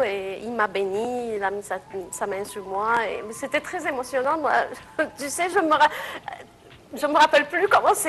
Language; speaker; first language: French; non-native, fluent; Arabic